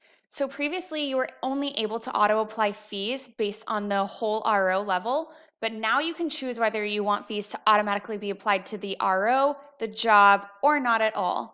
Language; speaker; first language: English; native; English